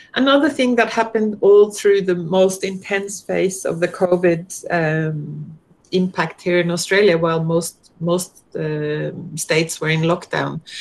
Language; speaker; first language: English; non-native, fluent; Norwegian